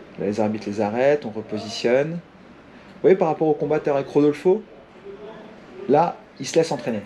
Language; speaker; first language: French; native; French